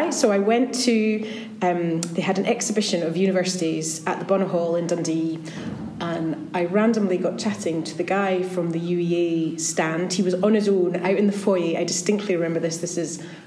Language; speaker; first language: English; native; English